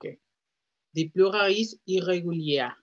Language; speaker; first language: German; non-native, fluent; Spanish